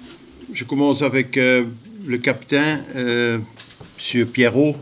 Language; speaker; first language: French; non-native, local second language; Dutch